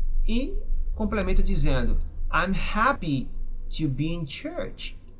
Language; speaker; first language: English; non-native, fluent; Portuguese